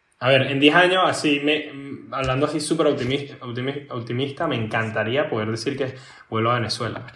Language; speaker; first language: Spanish; native; Spanish